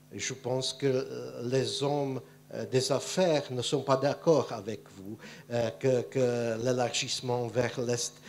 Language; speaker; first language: French; non-native, fluent; Czech